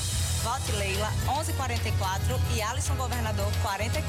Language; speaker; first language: Portuguese; native; Portuguese